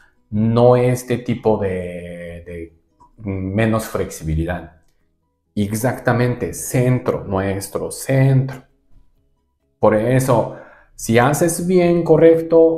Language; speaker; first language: Spanish; non-native, learner; Japanese